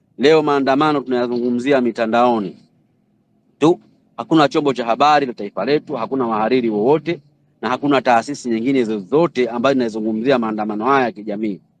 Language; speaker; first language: Swahili; native; Swahili